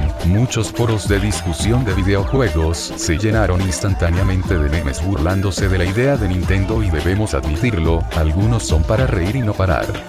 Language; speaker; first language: Spanish; native; Spanish